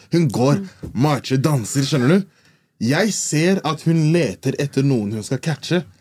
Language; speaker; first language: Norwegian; early bilingual, other home language; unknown